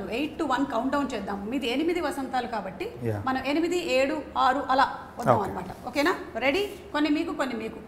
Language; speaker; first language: Telugu; native; Telugu